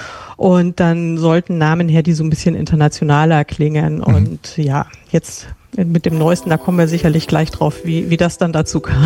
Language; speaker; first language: German; native; German